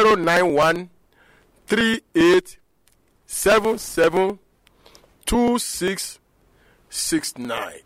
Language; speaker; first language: Nigerian Pidgin; non-native, local second language; Yoruba